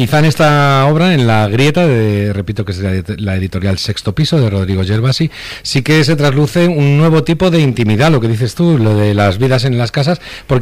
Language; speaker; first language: Spanish; native; Spanish